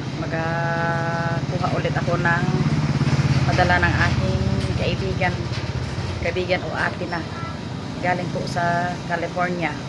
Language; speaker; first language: Filipino; native; Filipino